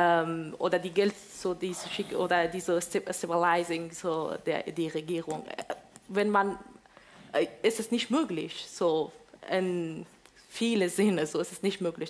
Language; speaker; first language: German; non-native, fluent; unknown